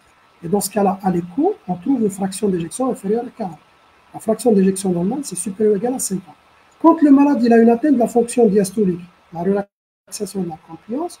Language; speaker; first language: French; non-native, local second language; Arabic